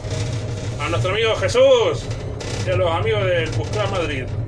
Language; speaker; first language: Spanish; native; Spanish